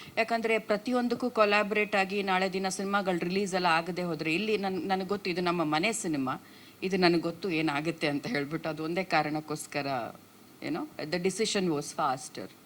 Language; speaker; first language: Kannada; non-native, local second language; Tulu